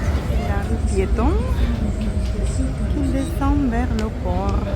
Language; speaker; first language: French; non-native, fluent; Russian